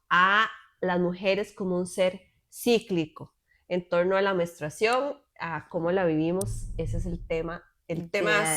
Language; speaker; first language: Spanish; native; Spanish